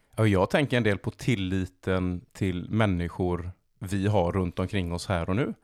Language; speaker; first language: Swedish; native; Swedish